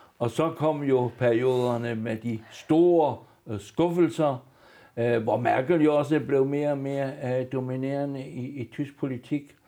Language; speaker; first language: Danish; native; Danish